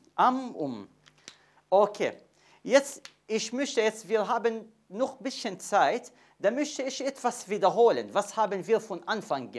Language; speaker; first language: German; non-native, fluent; Arabic